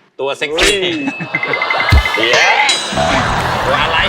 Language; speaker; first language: Thai; native; Thai